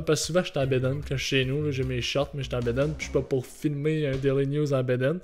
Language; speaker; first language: French; native; French